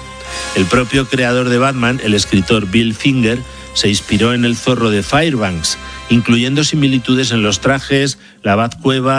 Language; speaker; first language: Spanish; native; Spanish